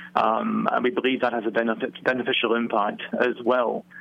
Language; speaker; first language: English; native; English